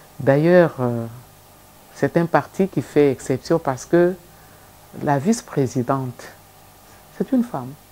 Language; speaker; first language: French; non-native, local second language; Lingala